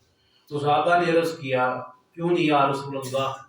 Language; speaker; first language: Urdu; native; Urdu